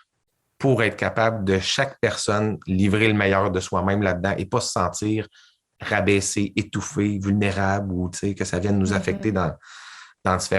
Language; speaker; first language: French; native; French